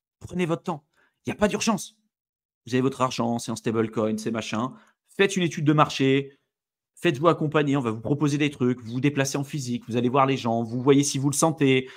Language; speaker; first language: French; native; French